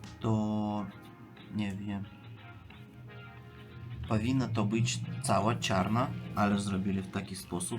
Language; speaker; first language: Polish; non-native, learner; Russian